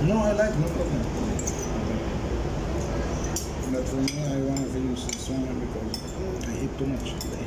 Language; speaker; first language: English; non-native, learner; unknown